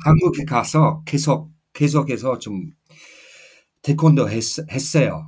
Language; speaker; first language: Korean; non-native, fluent; English